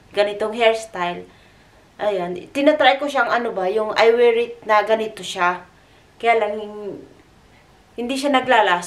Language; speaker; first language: Filipino; native; Filipino